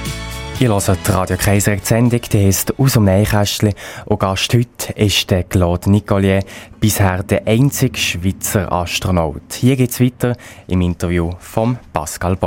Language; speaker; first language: German; native; German